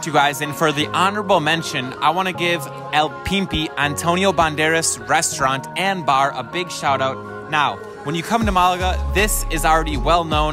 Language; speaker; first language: English; native; English